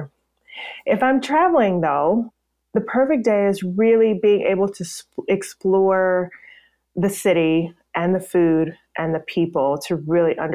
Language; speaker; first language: English; native; English